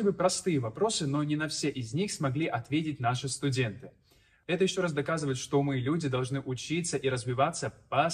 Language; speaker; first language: Russian; native; Russian